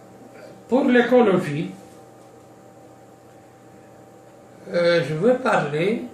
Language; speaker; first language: French; non-native, local second language; Arabic